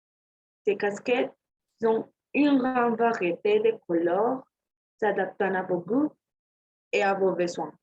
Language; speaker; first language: French; non-native, learner; Spanish